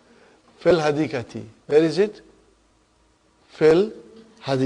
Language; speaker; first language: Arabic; non-native, fluent; Urdu